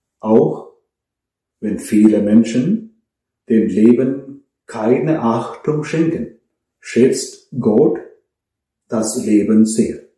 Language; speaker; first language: German; non-native, fluent; Malayalam